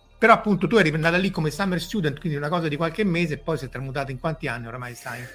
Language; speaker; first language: Italian; native; Italian